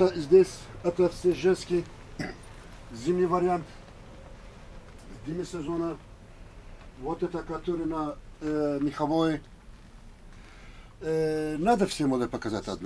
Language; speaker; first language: Russian; non-native, learner; Turkish